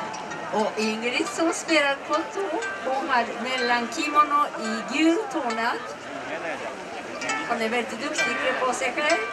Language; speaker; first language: Swedish; non-native, learner; Japanese